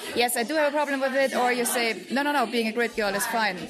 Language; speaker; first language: English; non-native, fluent; German